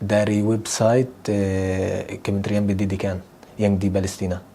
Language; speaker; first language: Indonesian; non-native, learner; Arabic